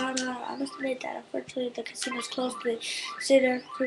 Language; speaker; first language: English; native; English